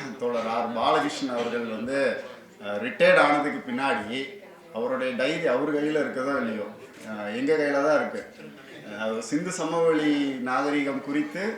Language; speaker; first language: Tamil; native; Tamil